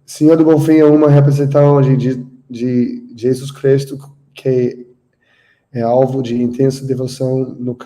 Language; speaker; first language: Portuguese; non-native, learner; English